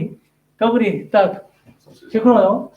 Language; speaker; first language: Czech; non-native, learner; Korean